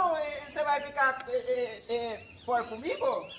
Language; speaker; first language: Portuguese; non-native, learner; Haitian Creole